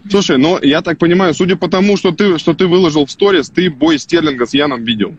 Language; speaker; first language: Russian; native; Russian